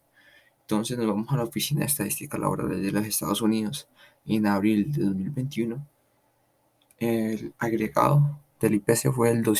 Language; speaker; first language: Spanish; native; Spanish